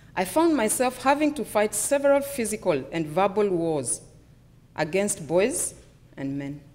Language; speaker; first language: English; non-native, local second language; Luyia